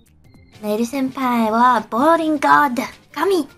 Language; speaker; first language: Japanese; non-native, learner; English